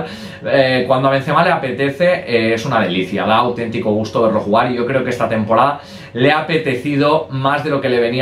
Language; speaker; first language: Spanish; native; Spanish